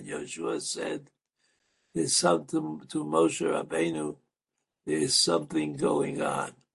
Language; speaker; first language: English; native; English